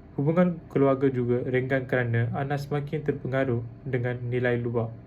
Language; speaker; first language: Malay; non-native, local second language; Tamil